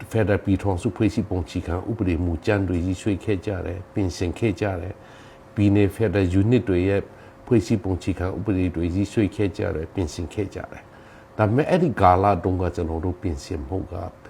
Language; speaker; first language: Burmese; non-native, local second language; Hakha Chin